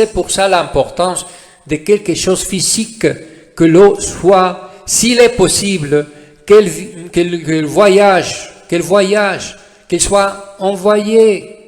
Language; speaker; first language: French; non-native, fluent; Spanish